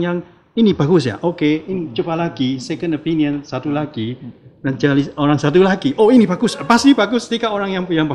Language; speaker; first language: Indonesian; non-native, learner; Chinese